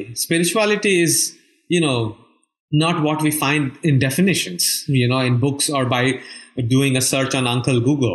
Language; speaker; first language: English; non-native, local second language; Bangla